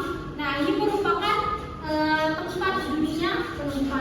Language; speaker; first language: Indonesian; native; Indonesian